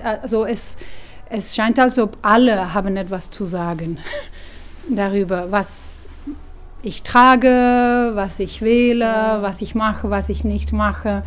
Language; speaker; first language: German; non-native, fluent; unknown